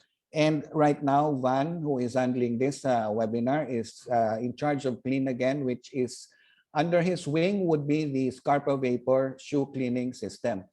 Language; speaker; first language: English; non-native, local second language; Filipino